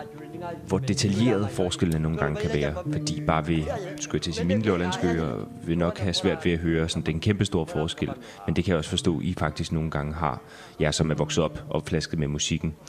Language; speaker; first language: Danish; native; Danish